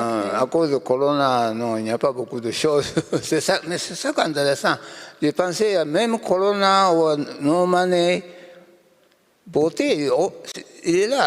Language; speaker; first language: French; non-native, learner; Japanese